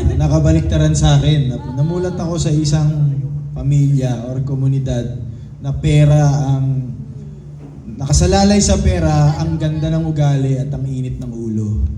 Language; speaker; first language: Filipino; native; Filipino